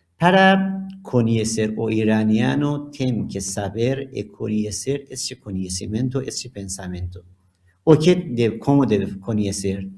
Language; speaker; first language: Portuguese; non-native, learner; Persian